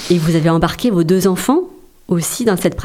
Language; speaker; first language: French; native; French